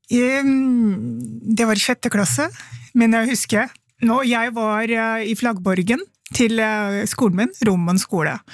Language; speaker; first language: Norwegian; early bilingual, other home language; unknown